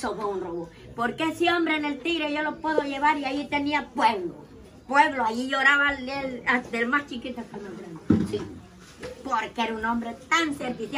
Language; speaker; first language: Spanish; native; Spanish